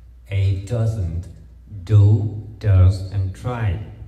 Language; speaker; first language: English; non-native, fluent; Vietnamese